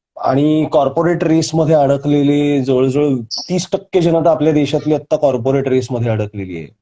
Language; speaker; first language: Marathi; native; Marathi